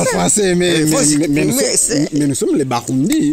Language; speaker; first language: French; non-native, learner; Rundi